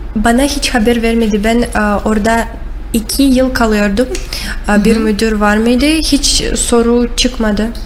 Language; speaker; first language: Turkish; non-native, learner; Russian